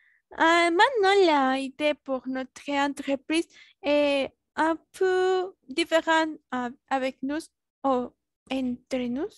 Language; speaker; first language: French; non-native, learner; Spanish